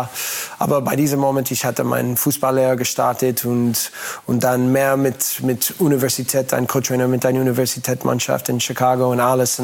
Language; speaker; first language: German; non-native, learner; English